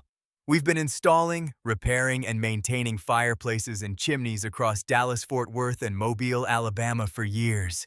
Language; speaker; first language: English; native; English